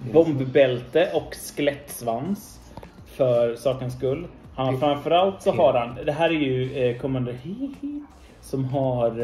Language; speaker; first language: Swedish; native; Swedish